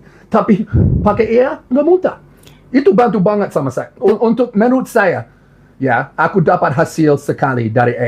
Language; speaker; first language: Indonesian; non-native, learner; English